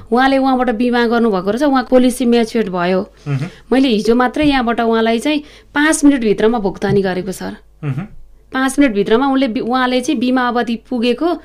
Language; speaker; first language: Nepali; native; Nepali